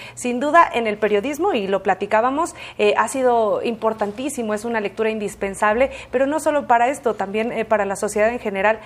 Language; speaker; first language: Spanish; native; Spanish